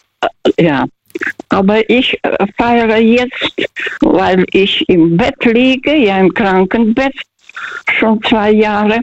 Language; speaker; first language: German; non-native, fluent; Russian